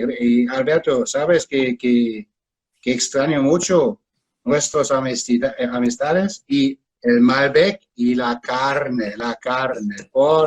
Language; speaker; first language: Spanish; non-native, fluent; German